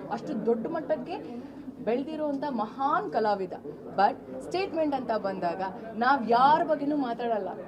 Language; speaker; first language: Kannada; native; Kannada